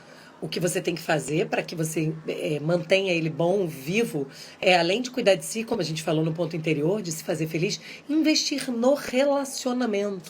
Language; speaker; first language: Portuguese; native; Portuguese